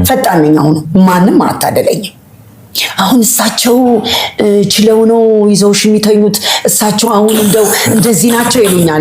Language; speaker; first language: Amharic; native; Amharic